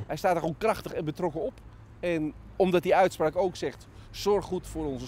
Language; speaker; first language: Dutch; native; Dutch